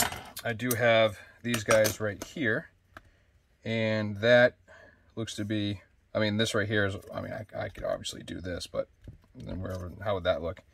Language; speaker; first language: English; native; English